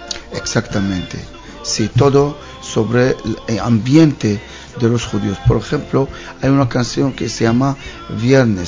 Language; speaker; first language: Spanish; non-native, learner; Hebrew